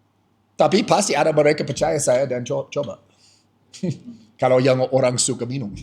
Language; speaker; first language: Indonesian; non-native, fluent; English